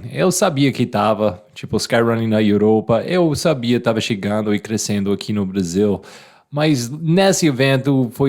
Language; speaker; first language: Portuguese; non-native, fluent; English